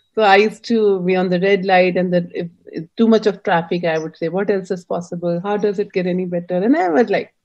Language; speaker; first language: English; non-native, local second language; Hindi